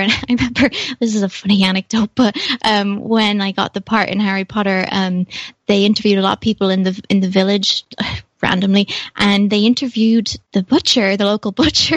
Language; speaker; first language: English; native; English